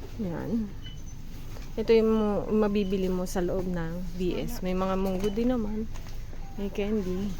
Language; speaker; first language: Filipino; native; Filipino